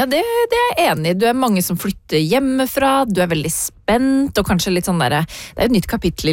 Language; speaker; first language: Norwegian; native; Norwegian